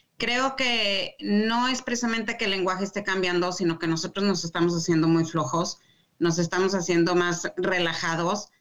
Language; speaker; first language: Spanish; native; Spanish